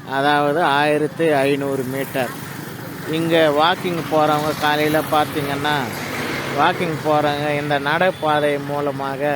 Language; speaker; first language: Tamil; non-native, local second language; Telugu